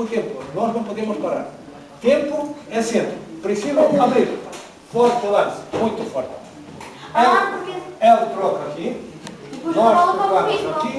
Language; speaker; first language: Portuguese; non-native, learner; Ukrainian